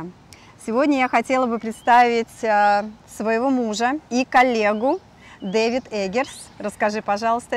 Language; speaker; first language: Russian; native; Russian